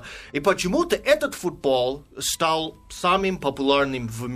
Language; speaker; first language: Russian; non-native, fluent; English